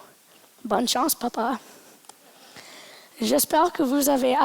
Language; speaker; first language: French; non-native, local second language; English